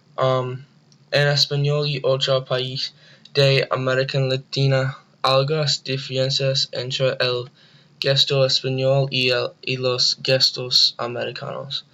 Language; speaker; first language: Spanish; non-native, learner; English